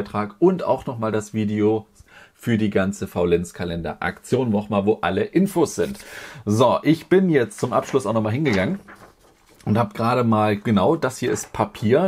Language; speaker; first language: German; native; German